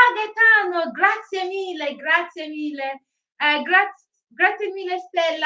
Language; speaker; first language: Italian; non-native, learner; Igbo